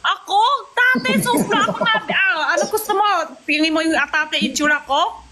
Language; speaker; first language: Filipino; non-native, learner; Chinese